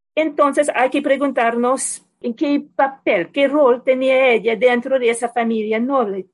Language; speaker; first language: Spanish; non-native, fluent; English